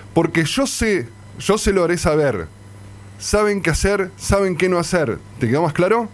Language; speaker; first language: Spanish; native; Spanish